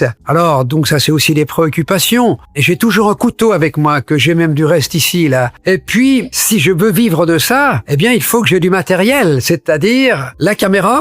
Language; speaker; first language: French; native; French